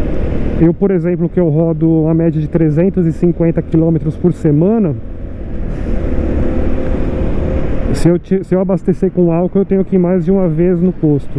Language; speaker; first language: Portuguese; native; Portuguese